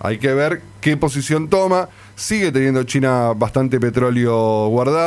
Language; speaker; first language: Spanish; native; Spanish